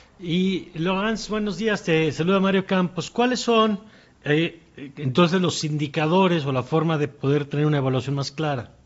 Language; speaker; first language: Spanish; native; Spanish